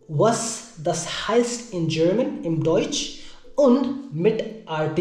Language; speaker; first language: German; non-native, learner; Hindi